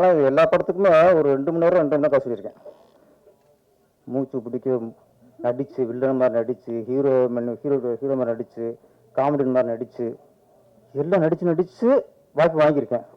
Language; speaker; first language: Tamil; native; Tamil